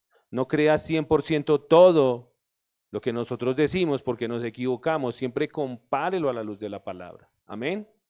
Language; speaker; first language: Spanish; native; Spanish